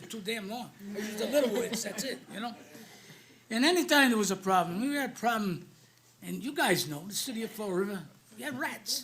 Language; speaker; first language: English; native; English